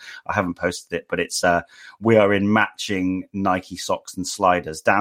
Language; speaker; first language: English; native; English